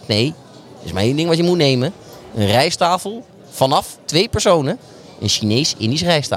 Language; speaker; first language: Dutch; native; Dutch